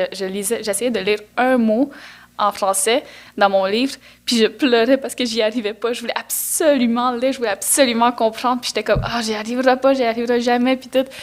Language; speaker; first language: French; non-native, local second language; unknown